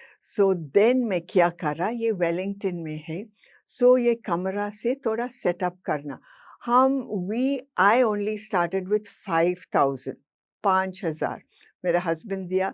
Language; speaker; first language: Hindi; non-native, local second language; English